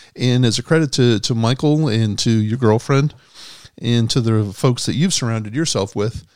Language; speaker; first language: English; native; English